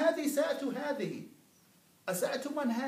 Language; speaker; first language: Arabic; non-native, fluent; English